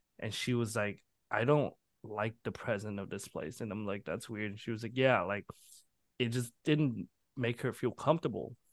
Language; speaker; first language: English; early bilingual, other home language; Vietnamese